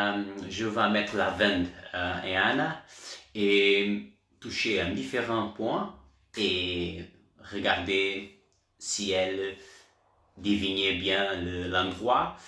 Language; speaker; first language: French; non-native, learner; Portuguese